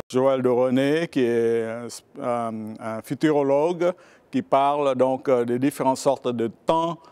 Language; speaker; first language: French; early bilingual, other home language; Vietnamese